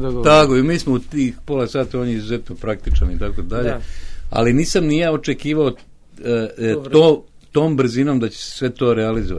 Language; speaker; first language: Serbian; native; Serbian